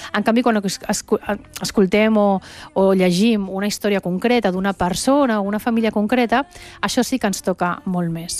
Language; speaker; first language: Catalan; early bilingual, heritage; Catalan